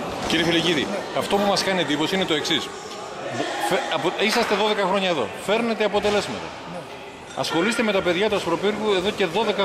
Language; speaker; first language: Greek; native; Greek